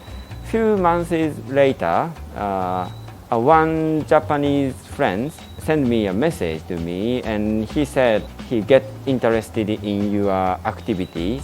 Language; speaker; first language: English; non-native, learner; Japanese